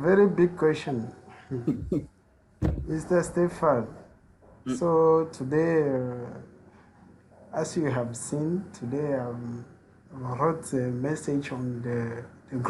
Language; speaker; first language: English; non-native, learner; French